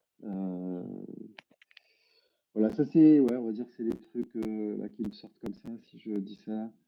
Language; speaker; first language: French; native; French